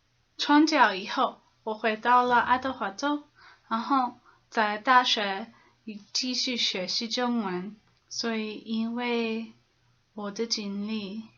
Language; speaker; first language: Chinese; non-native, fluent; English